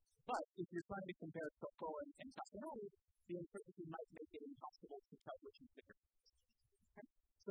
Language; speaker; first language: English; native; English